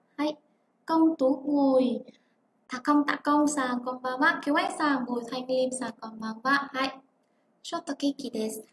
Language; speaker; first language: Japanese; non-native, fluent; Vietnamese